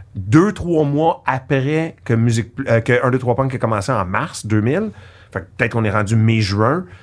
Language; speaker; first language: French; native; French